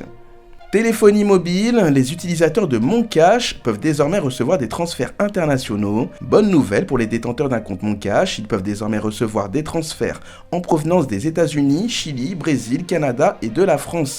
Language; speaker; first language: French; non-native, local second language; Haitian Creole